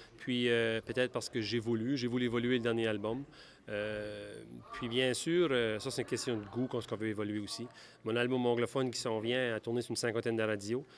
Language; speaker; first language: French; native; French